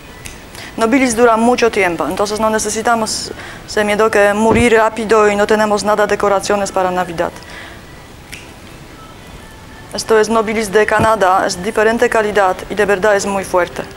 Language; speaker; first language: Spanish; non-native, learner; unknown